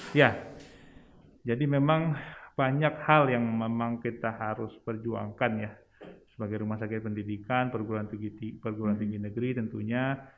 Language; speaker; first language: Indonesian; native; Indonesian